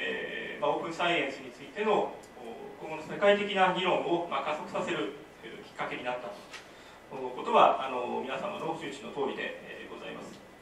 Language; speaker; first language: Japanese; native; Japanese